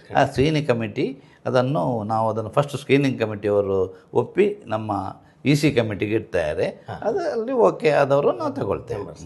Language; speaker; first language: Kannada; native; Kannada